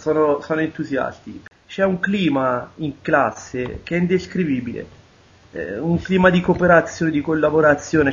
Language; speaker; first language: Italian; native; Italian